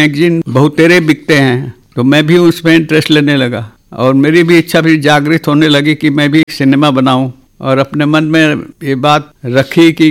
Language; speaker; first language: Hindi; non-native, local second language; Chhattisgarhi